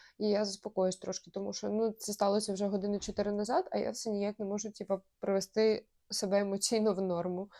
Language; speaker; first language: Ukrainian; native; Ukrainian